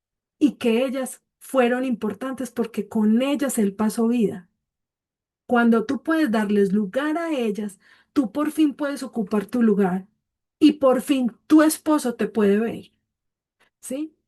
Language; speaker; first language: Spanish; native; Spanish